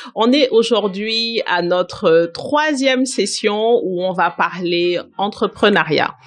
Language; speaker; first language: French; non-native, local second language; Wolof